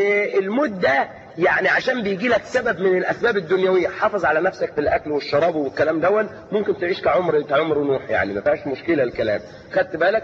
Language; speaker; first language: Arabic; native; Arabic